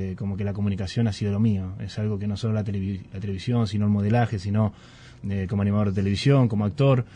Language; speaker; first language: Spanish; native; Spanish